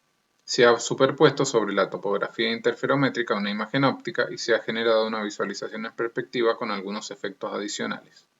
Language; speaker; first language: Spanish; native; Spanish